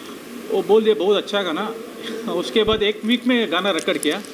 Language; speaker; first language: Hindi; non-native, local second language; Kannada